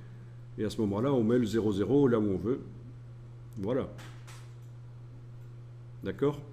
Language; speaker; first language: French; native; French